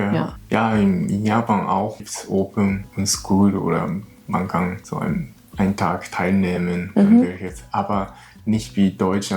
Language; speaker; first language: German; non-native, learner; Japanese